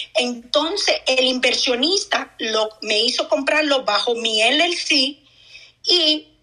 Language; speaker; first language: Spanish; native; Spanish